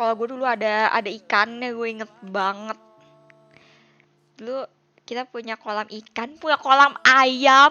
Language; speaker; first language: Indonesian; native; Indonesian